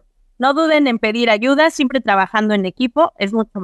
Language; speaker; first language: Spanish; native; Spanish